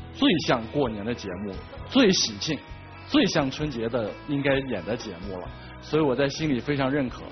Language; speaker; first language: Chinese; native; Chinese